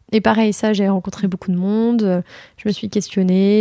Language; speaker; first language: French; native; French